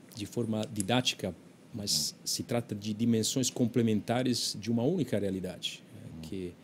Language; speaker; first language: Portuguese; non-native, fluent; Italian